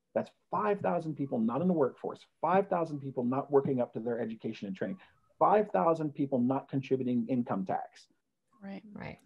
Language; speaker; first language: English; native; English